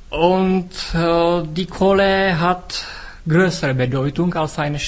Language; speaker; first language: German; non-native, fluent; Czech